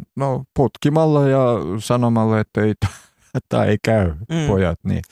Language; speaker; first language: Finnish; non-native, fluent; Russian